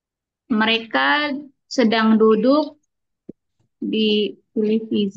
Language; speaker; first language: Indonesian; native; Indonesian